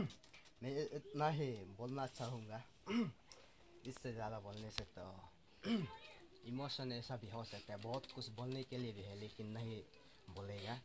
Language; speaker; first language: Hindi; non-native, local second language; Adi